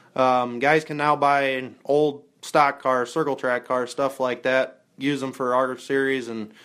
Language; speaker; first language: English; native; English